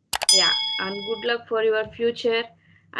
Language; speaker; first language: English; non-native, learner; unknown